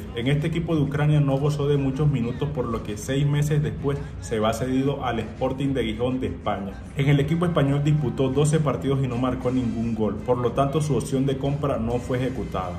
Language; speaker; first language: Spanish; native; Spanish